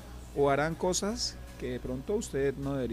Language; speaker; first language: Spanish; native; Spanish